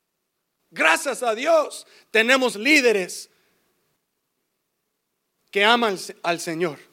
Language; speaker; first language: Spanish; early bilingual, heritage; English